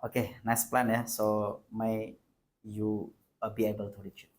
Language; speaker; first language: English; non-native, fluent; Indonesian